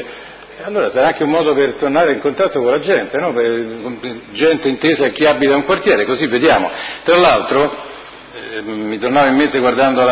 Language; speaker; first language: Italian; native; Italian